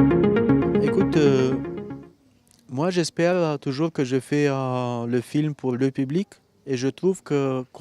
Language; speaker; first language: French; non-native, fluent; Romanian